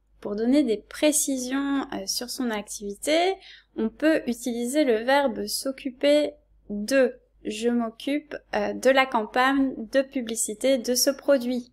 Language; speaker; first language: French; native; French